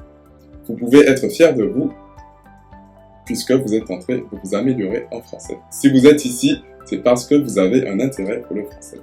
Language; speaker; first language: French; native; French